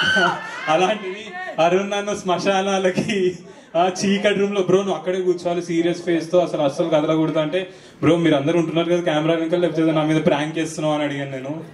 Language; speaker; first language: Telugu; native; Telugu